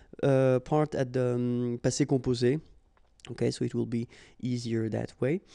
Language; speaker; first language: English; non-native, fluent; French